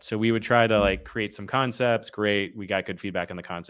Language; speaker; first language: English; native; English